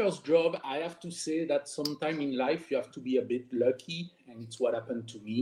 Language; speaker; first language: English; non-native, fluent; French